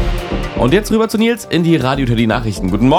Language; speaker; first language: German; native; German